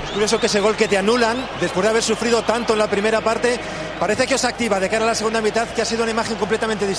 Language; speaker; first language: Spanish; native; Spanish